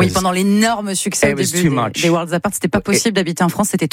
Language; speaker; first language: French; native; French